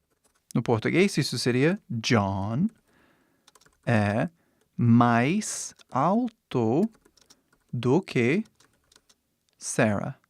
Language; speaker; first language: Portuguese; non-native, fluent; English